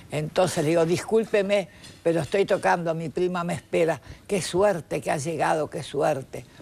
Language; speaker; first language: Spanish; native; Spanish